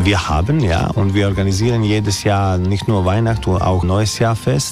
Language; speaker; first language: German; non-native, learner; Croatian